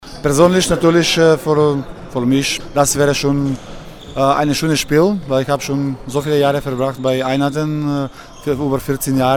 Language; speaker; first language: German; non-native, fluent; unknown